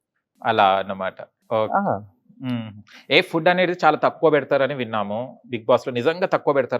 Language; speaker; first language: Telugu; native; Telugu